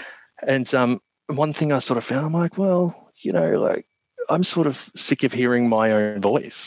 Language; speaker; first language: English; native; English